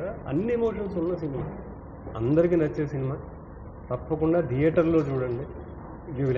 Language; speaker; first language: Telugu; native; Telugu